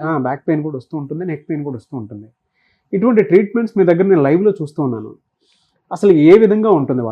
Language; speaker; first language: Telugu; native; Telugu